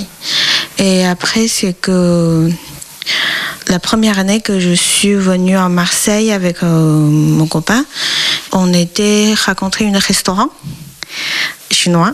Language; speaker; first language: French; non-native, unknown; Chinese